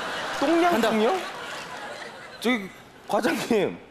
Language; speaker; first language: Korean; native; Korean